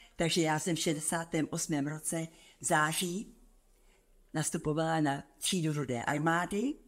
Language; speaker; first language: Czech; native; Czech